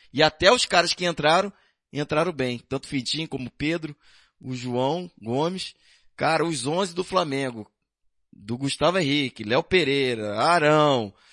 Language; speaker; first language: Portuguese; native; Portuguese